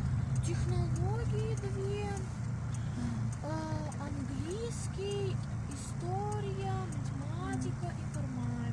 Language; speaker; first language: Russian; early bilingual, other home language; Tajik